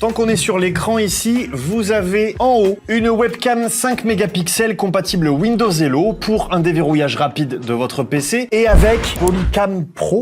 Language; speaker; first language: French; native; French